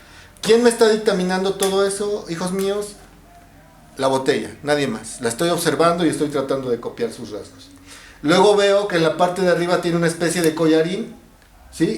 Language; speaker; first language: Spanish; native; Spanish